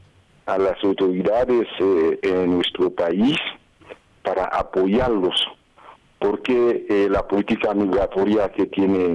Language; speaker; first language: Spanish; non-native, fluent; Haitian Creole